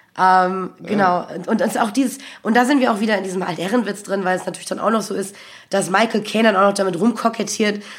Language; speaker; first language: German; native; German